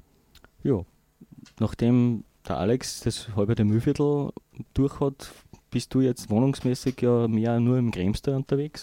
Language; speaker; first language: German; native; German